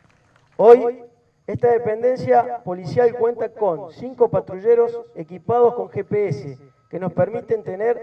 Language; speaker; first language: Spanish; native; Spanish